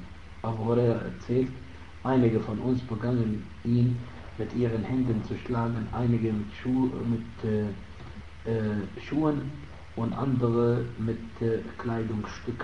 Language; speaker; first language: German; non-native, fluent; Arabic